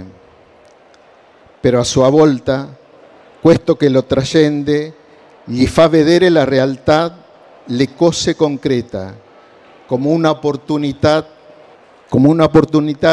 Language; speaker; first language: Italian; non-native, learner; Spanish